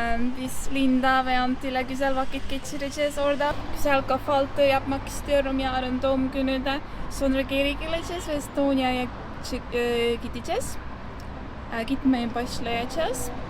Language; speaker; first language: Turkish; non-native, learner; Estonian